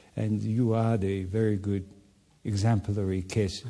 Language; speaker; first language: English; non-native, learner; Mongolian